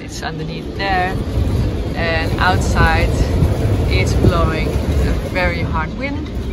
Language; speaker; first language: English; non-native, fluent; Dutch